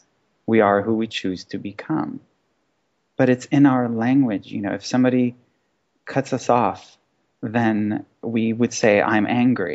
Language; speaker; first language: English; non-native, fluent; Hebrew